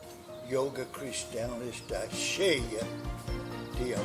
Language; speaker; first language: Portuguese; non-native, learner; English